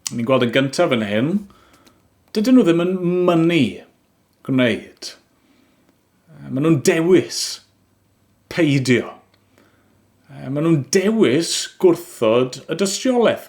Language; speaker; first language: Welsh; native; Welsh